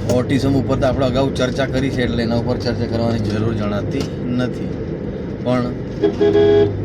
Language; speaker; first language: Gujarati; non-native, local second language; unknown